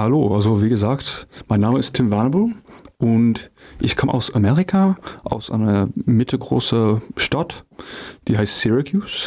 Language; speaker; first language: German; non-native, fluent; English